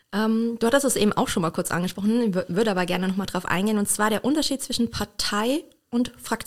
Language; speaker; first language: German; native; German